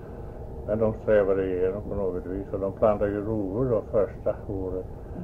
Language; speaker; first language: Swedish; early bilingual, heritage; Swedish